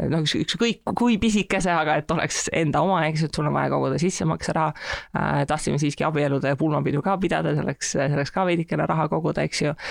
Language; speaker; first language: Estonian; native; Estonian